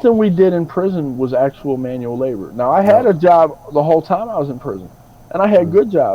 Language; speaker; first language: English; native; English